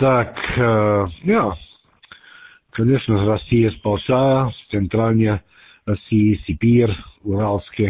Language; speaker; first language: Russian; non-native, learner; German